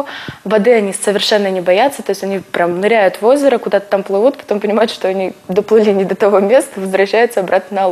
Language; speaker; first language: Russian; native; Russian